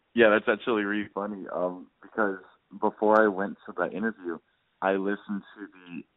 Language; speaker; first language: English; native; English